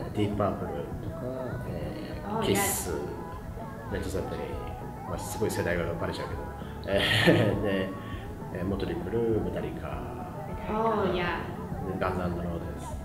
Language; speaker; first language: Japanese; native; Japanese